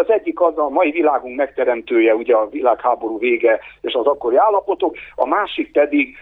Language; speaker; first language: Hungarian; native; Hungarian